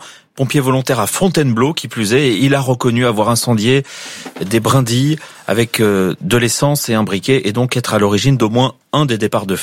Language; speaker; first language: French; native; French